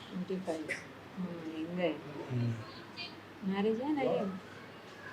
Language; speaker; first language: Hindi; non-native, local second language; Telugu